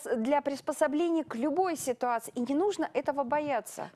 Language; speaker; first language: Russian; native; Russian